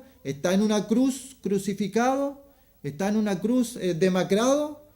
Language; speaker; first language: Spanish; native; Spanish